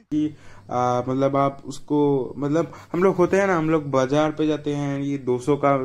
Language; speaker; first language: Hindi; non-native, local second language; Bangla